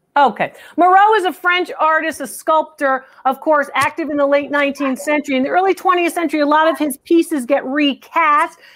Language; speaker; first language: English; native; English